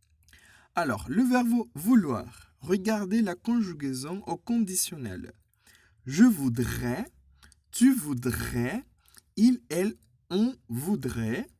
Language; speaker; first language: French; non-native, fluent; Spanish